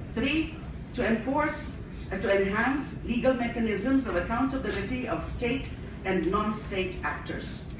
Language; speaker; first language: English; non-native, local second language; Filipino